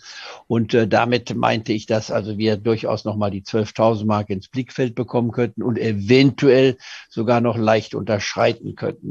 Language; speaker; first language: German; native; German